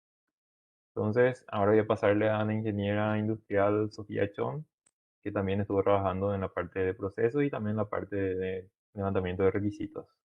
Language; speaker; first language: Spanish; native; Spanish